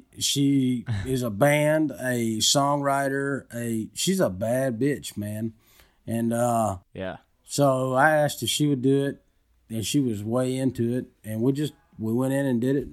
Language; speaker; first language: English; native; English